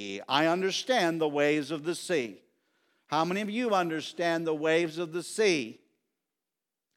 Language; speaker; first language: English; native; English